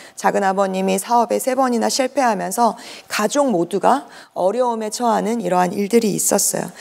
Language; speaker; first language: Korean; native; Korean